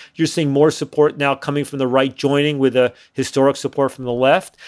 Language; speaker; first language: English; native; English